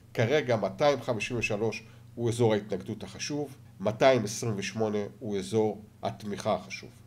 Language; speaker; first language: Hebrew; native; Hebrew